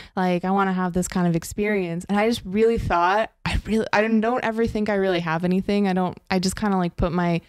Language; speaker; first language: English; native; English